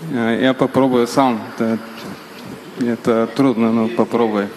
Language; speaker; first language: Russian; non-native, learner; Bulgarian